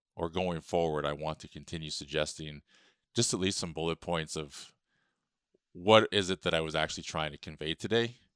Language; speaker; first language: English; native; English